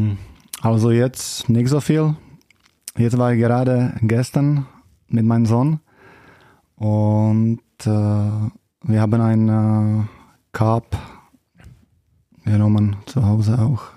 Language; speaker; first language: German; non-native, learner; Czech